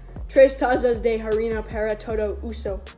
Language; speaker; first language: Spanish; non-native, learner; English